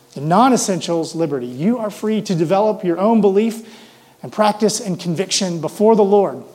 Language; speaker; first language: English; native; English